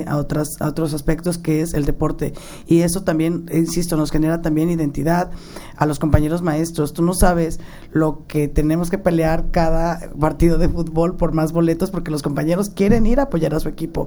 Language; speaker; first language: Spanish; native; Spanish